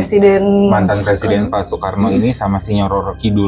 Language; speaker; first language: Indonesian; native; Indonesian